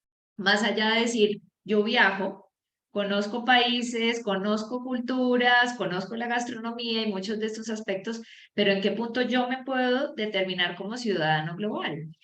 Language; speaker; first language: Spanish; native; Spanish